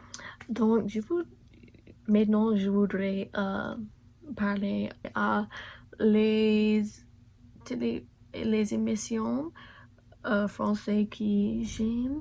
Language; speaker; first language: French; non-native, learner; English